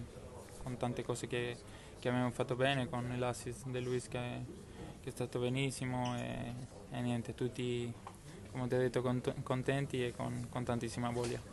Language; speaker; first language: Italian; non-native, fluent; Spanish